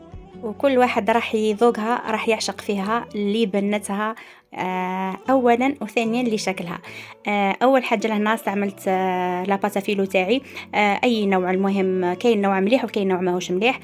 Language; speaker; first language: Arabic; native; Arabic